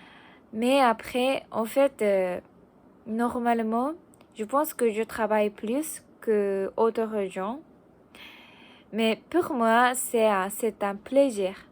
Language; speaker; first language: French; non-native, learner; Japanese